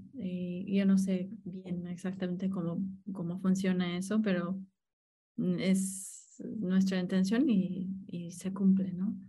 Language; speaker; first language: Spanish; non-native, fluent; English